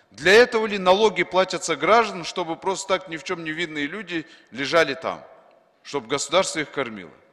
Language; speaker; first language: Russian; non-native, local second language; Kyrgyz